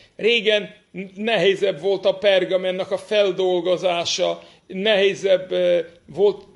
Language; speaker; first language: Hungarian; non-native, fluent; English